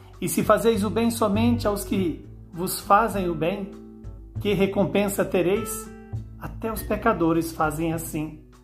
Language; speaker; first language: Portuguese; native; Portuguese